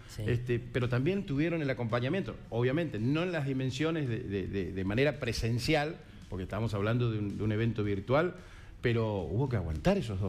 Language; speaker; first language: Spanish; native; Spanish